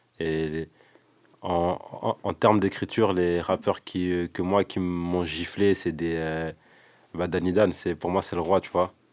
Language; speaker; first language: French; early bilingual, other home language; Lingala